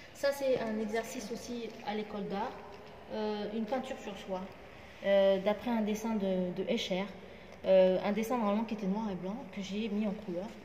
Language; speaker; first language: French; non-native, local second language; Arabic